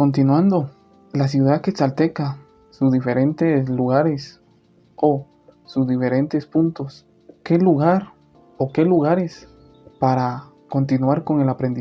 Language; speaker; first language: Spanish; non-native, local second language; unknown